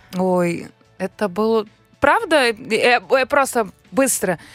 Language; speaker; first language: Russian; non-native, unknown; Portuguese